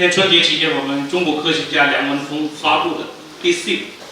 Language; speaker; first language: Chinese; native; Chinese